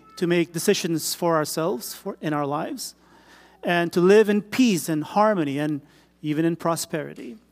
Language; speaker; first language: English; non-native, local second language; Filipino